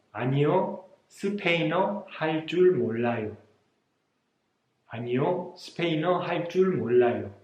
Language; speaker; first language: Korean; non-native, fluent; Spanish